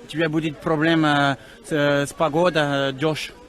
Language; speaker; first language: Russian; non-native, learner; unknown